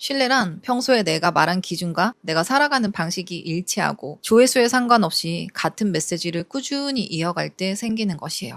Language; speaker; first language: Korean; native; Korean